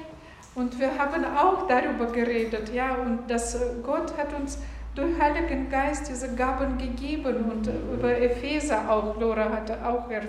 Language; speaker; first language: German; non-native, learner; Russian